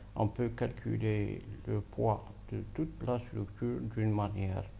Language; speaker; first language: French; non-native, local second language; Arabic